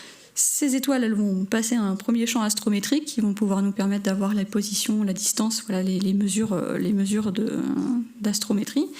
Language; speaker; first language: French; native; French